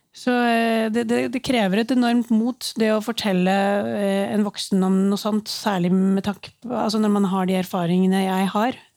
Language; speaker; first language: Norwegian; early bilingual, other home language; Urdu